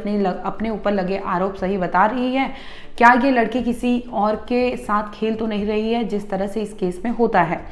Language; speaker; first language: Hindi; native; Hindi